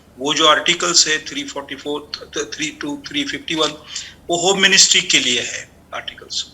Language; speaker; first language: Hindi; non-native, local second language; Marathi